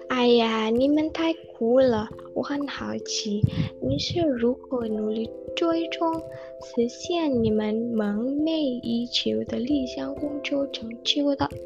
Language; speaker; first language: Chinese; non-native, learner; Indonesian